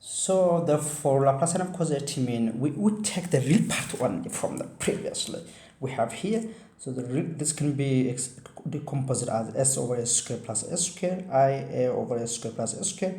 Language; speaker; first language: English; non-native, fluent; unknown